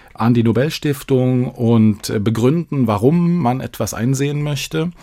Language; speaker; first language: German; non-native, fluent; Swedish